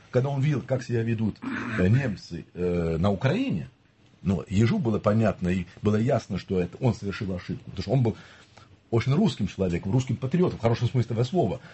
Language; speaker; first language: Russian; early bilingual, heritage; Russian